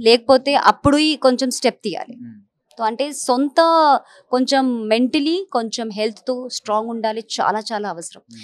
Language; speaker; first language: Telugu; non-native, local second language; Hindi